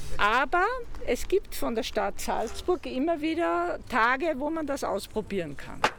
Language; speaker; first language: German; native; German